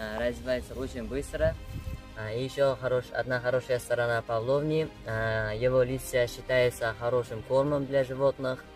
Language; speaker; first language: Russian; non-native, local second language; Uzbek